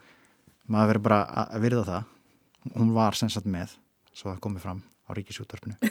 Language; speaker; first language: Icelandic; native; Icelandic